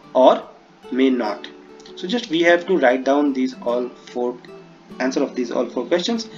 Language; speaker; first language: English; non-native, local second language; Hindi